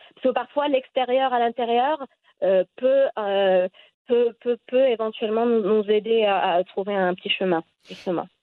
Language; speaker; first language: French; non-native, local second language; Arabic